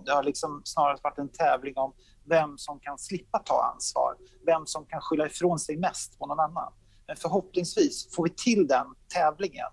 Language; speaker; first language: Swedish; native; Swedish